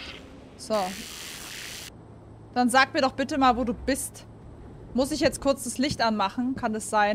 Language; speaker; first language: German; native; German